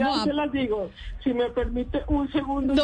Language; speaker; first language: Spanish; native; Spanish